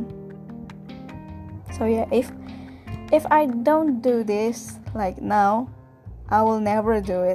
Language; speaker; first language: English; non-native, fluent; Indonesian